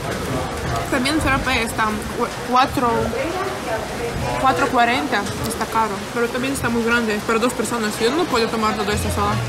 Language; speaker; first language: Spanish; non-native, learner; Ukrainian